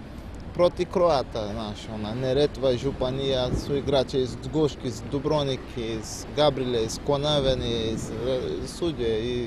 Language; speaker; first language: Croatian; non-native, learner; Portuguese